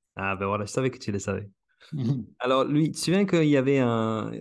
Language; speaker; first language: French; non-native, fluent; English